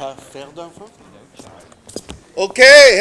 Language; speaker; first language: French; non-native, fluent; English